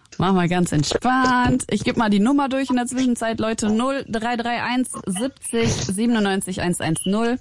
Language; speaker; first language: German; early bilingual, other home language; Arabic